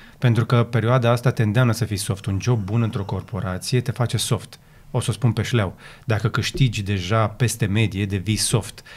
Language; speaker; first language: Romanian; native; Romanian